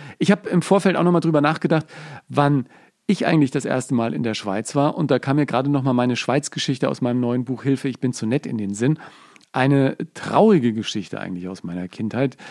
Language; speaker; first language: German; native; German